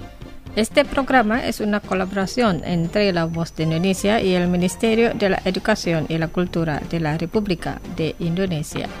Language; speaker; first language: Spanish; non-native, fluent; Indonesian